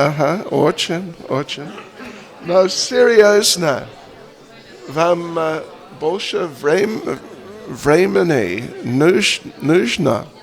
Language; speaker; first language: Russian; non-native, learner; English